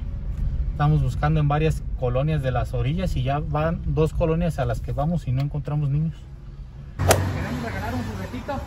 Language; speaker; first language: Spanish; native; Spanish